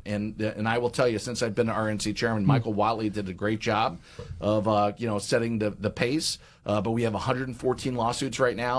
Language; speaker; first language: English; native; English